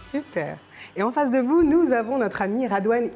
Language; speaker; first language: French; native; French